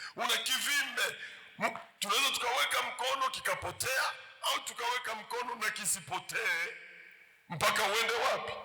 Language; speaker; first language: Swahili; native; Swahili